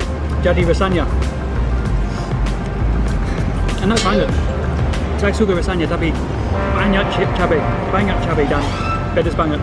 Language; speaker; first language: Indonesian; non-native, learner; English